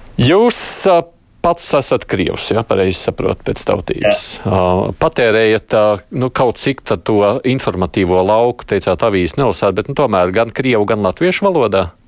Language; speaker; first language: Latvian; native; Latvian